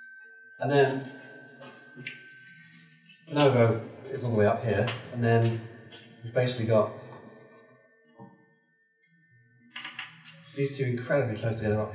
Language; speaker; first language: English; native; English